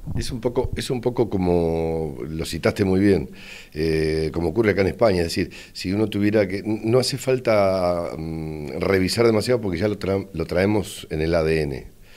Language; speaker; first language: Spanish; native; Spanish